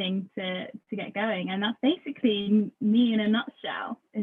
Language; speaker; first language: English; native; English